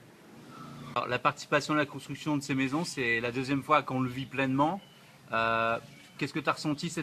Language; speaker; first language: French; native; French